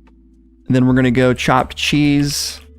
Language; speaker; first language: English; native; English